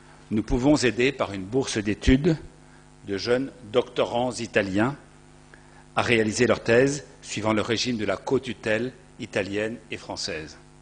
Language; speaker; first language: French; native; French